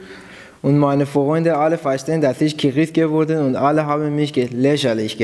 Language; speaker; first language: German; non-native, learner; Persian